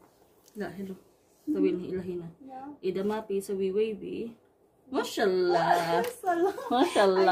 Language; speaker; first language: Arabic; non-native, learner; Filipino